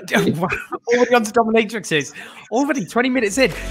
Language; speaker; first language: English; native; English